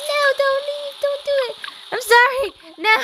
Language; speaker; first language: English; native; English